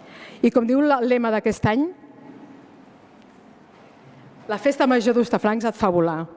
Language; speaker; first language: Catalan; native; Catalan